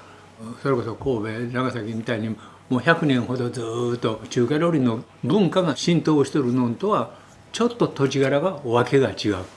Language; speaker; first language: Japanese; native; Japanese